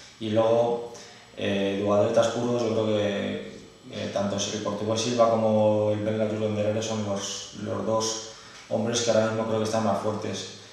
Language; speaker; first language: Spanish; native; Spanish